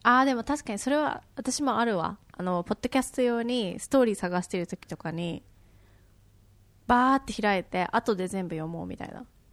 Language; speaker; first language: Japanese; native; Japanese